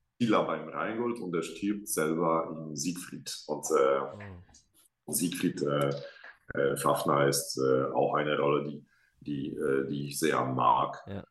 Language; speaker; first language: German; non-native, fluent; Polish